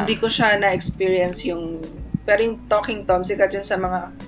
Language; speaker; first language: Filipino; native; Filipino